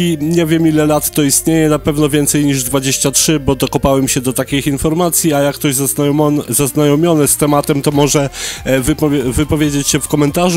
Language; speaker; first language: Polish; native; Polish